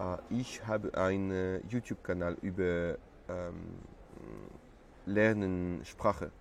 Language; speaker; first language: German; non-native, learner; French